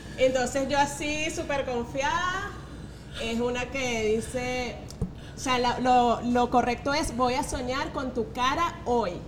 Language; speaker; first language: Spanish; native; Spanish